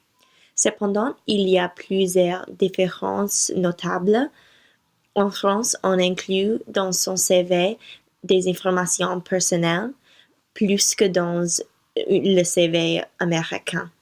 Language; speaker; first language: French; non-native, learner; English